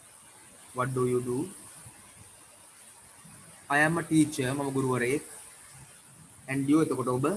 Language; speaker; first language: English; non-native, local second language; Sinhala